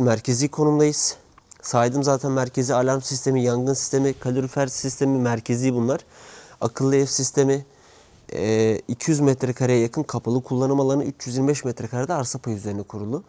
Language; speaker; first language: Turkish; native; Turkish